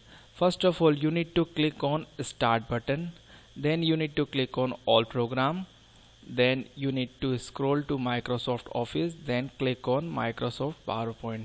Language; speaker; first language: English; non-native, local second language; Hindi